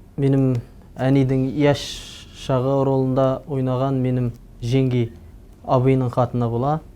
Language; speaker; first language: Tatar; early bilingual, heritage; Tatar